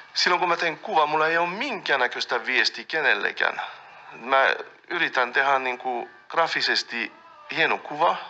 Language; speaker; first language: Finnish; non-native, fluent; French